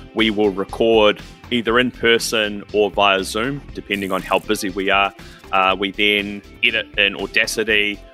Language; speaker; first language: English; native; English